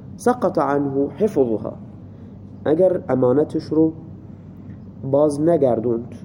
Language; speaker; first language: Persian; non-native, local second language; Baluchi